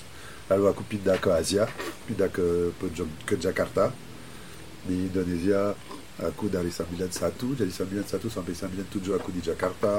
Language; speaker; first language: Indonesian; non-native, fluent; French